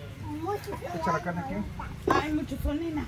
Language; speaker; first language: Spanish; native; Spanish